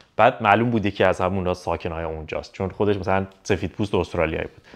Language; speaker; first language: Persian; native; Persian